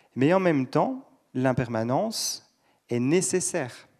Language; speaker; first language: French; native; French